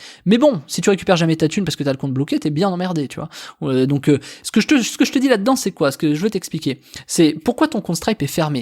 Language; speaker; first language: French; native; French